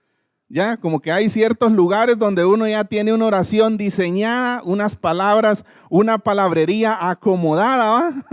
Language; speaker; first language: Spanish; native; Spanish